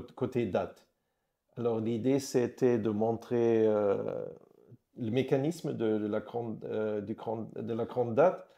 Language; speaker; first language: French; non-native, fluent; German